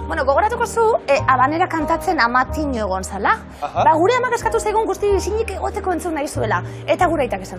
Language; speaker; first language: Basque; native; Basque